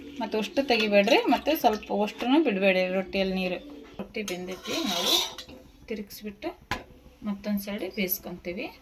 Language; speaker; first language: Kannada; native; Kannada